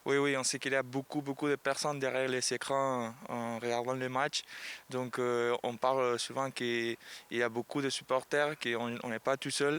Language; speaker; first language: French; non-native, learner; Spanish